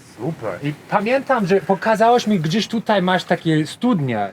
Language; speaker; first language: Polish; non-native, learner; English